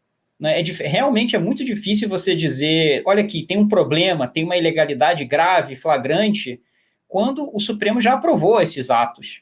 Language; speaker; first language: Portuguese; native; Portuguese